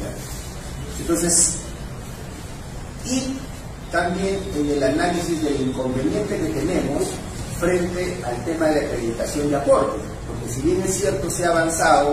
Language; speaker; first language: Spanish; native; Spanish